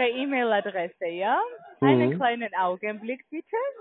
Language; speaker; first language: German; non-native, learner; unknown